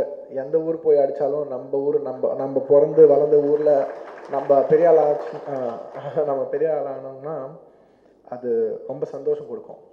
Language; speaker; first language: Tamil; non-native, local second language; Telugu